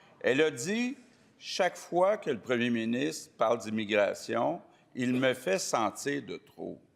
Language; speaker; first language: French; native; French